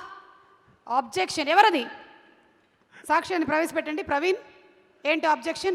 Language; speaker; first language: Telugu; native; Telugu